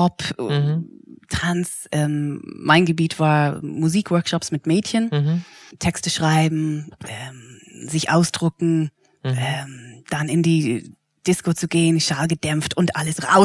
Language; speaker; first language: German; non-native, fluent; English